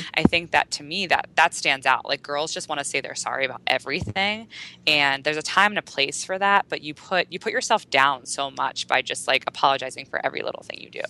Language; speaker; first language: English; native; English